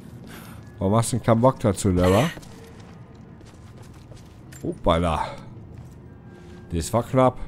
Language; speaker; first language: German; native; German